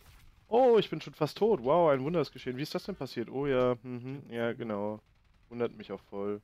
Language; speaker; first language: German; native; German